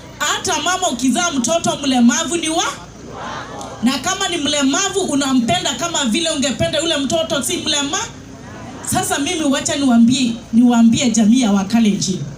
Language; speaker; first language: Swahili; non-native, local second language; Kikuyu